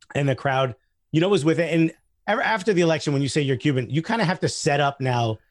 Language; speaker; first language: English; native; English